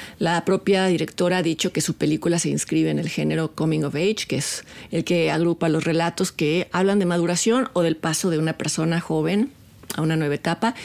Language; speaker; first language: Spanish; native; Spanish